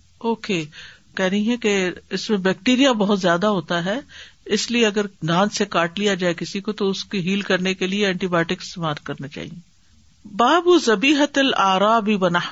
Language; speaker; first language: Urdu; native; Urdu